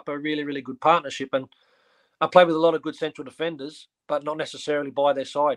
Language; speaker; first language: English; native; English